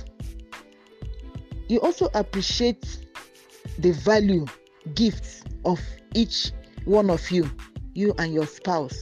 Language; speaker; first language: English; non-native, local second language; Igbo